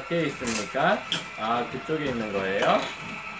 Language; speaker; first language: Korean; native; Korean